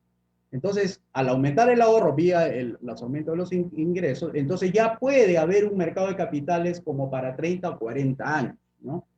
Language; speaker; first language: Spanish; native; Spanish